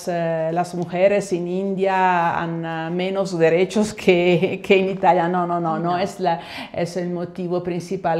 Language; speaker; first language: Spanish; non-native, fluent; Italian